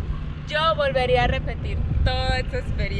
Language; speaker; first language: Spanish; native; Spanish